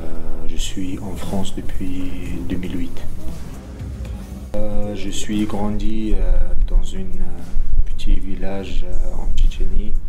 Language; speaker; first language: French; non-native, learner; Chechen